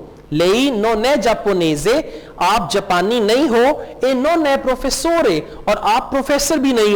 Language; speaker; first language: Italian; non-native, fluent; Urdu